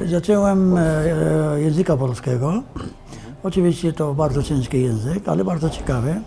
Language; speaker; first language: Polish; non-native, fluent; Arabic